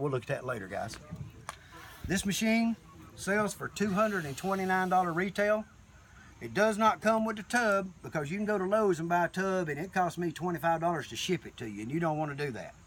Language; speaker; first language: English; native; English